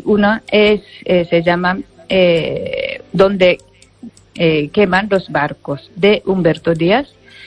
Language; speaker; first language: Spanish; non-native, learner; Japanese